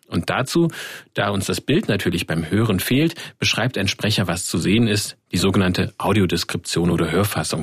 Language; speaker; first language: German; native; German